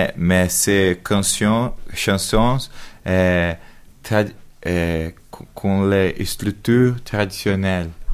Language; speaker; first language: French; non-native, learner; Portuguese